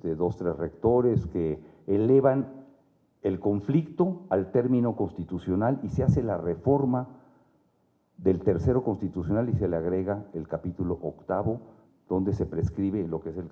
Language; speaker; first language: Spanish; native; Spanish